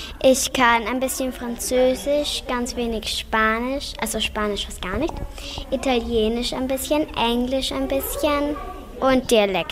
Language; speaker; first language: German; early bilingual, other home language; Bulgarian